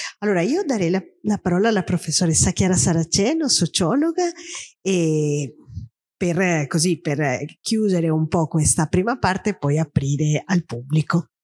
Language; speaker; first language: Italian; non-native, fluent; Spanish